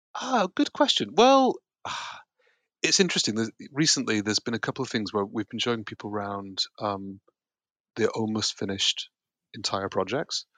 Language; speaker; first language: English; native; English